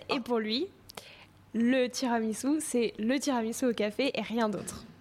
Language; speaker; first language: French; native; French